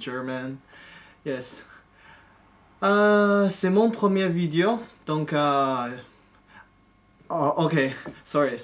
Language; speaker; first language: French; non-native, fluent; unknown